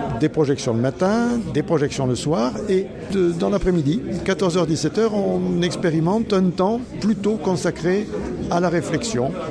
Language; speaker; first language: French; native; French